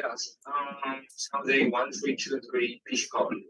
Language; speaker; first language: English; non-native, learner; Vietnamese